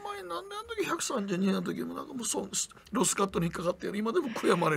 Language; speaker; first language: Japanese; native; Japanese